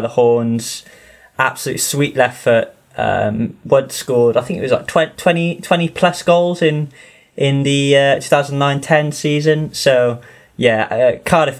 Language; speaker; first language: English; native; English